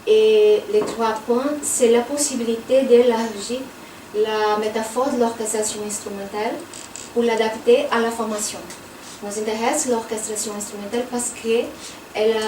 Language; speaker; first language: French; non-native, fluent; Portuguese